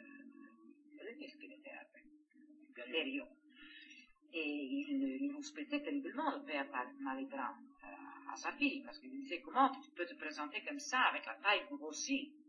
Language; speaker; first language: French; non-native, fluent; Greek